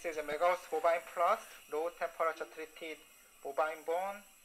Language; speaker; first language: English; non-native, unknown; Korean